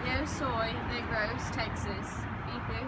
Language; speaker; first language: Spanish; non-native, learner; English